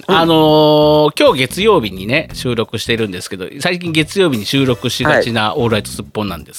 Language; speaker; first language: Japanese; native; Japanese